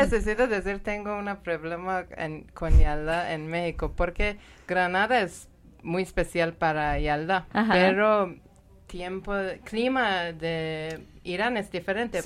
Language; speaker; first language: Spanish; non-native, learner; Persian